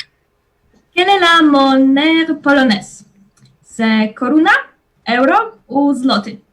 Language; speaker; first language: French; non-native, learner; Polish